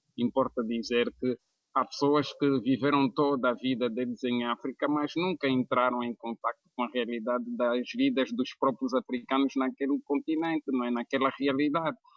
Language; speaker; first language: Portuguese; native; Portuguese